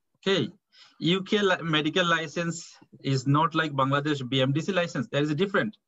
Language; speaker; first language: English; non-native, local second language; Bangla